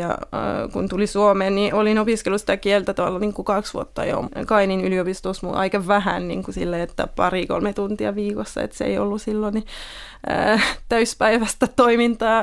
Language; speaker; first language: Finnish; non-native, fluent; French